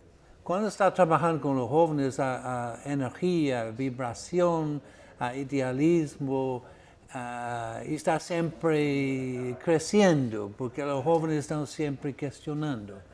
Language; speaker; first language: Spanish; non-native, fluent; Portuguese